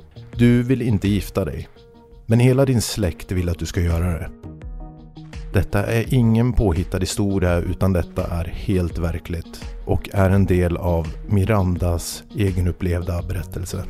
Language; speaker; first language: Swedish; native; Swedish